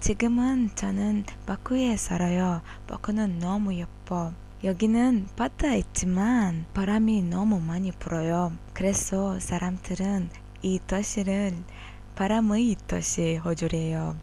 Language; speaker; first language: Korean; non-native, learner; Azerbaijani